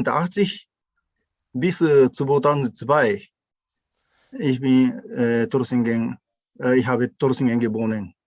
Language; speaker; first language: German; non-native, learner; Japanese